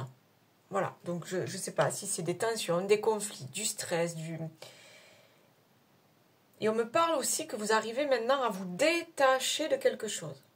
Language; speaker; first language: French; native; French